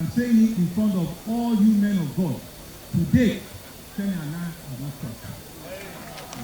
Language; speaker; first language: English; non-native, local second language; Yoruba